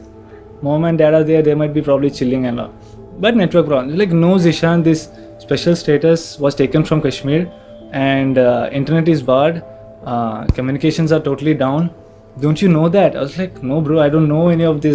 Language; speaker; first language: English; non-native, local second language; Kashmiri